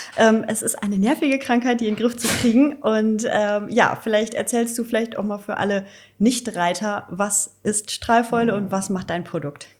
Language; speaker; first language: German; native; German